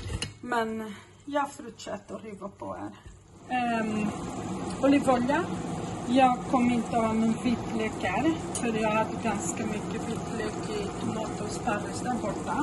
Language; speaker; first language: Swedish; non-native, fluent; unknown